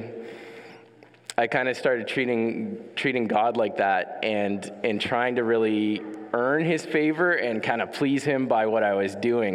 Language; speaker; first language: English; native; English